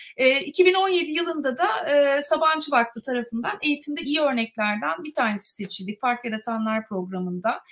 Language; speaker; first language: Turkish; native; Turkish